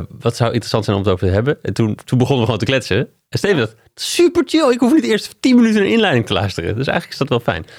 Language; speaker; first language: Dutch; non-native, fluent; English